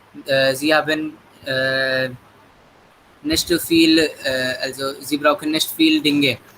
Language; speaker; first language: German; non-native, learner; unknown